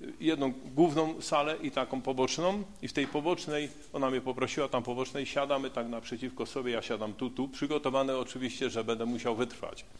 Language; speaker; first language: Polish; native; Polish